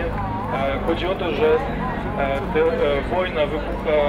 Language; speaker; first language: Polish; non-native, fluent; Ukrainian